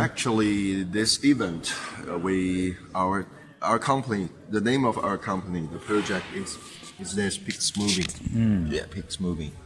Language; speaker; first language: English; non-native, fluent; Chinese